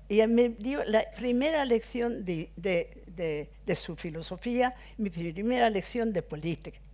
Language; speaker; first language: Spanish; non-native, fluent; Swedish